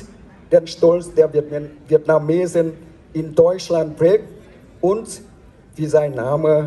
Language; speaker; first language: German; non-native, fluent; Vietnamese